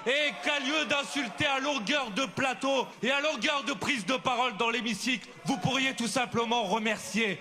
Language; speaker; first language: French; native; French